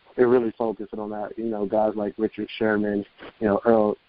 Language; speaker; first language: English; native; English